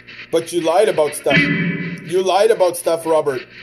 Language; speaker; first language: English; early bilingual, other home language; French